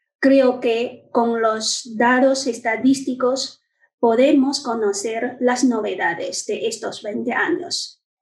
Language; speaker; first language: Spanish; non-native, fluent; Chinese